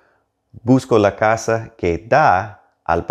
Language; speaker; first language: Spanish; non-native, fluent; English